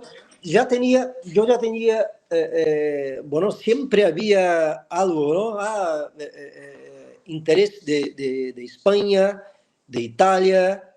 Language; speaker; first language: Spanish; non-native, fluent; Portuguese